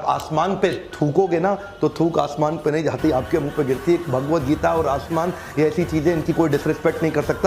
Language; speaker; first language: Hindi; native; Hindi